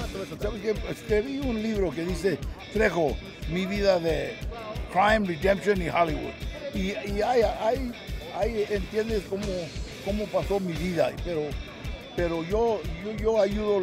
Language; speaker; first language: Spanish; early bilingual, heritage; English